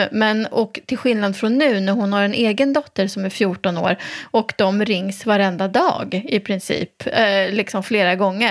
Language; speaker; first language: Swedish; native; Swedish